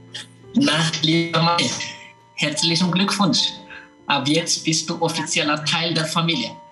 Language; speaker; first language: German; non-native, fluent; Malagasy